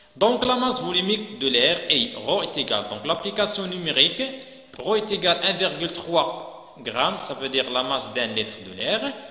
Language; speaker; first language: French; non-native, local second language; Arabic